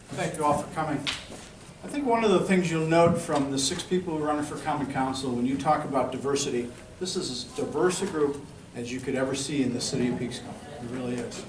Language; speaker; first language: English; native; English